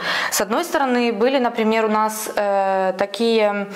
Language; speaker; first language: Russian; native; Russian